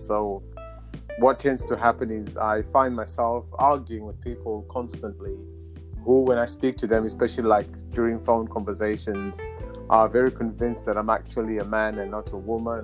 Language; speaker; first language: English; non-native, local second language; Shona